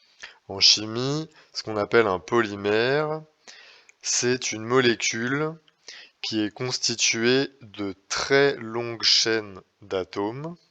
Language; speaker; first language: French; native; French